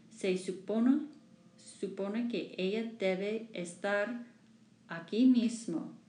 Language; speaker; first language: Spanish; non-native, learner; English